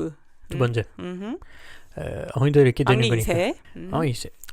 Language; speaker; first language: Korean; non-native, learner; French